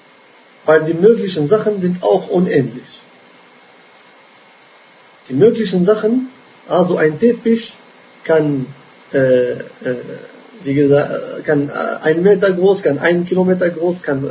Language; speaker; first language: German; non-native, fluent; Arabic